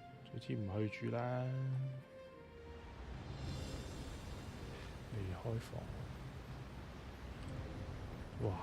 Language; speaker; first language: Chinese; native; Chinese